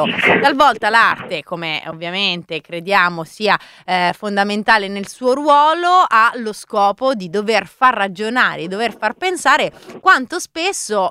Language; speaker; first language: Italian; native; Italian